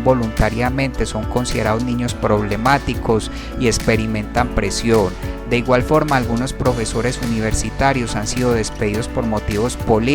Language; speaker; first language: Spanish; native; Spanish